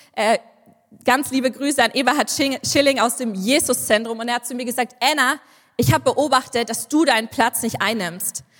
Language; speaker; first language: German; native; German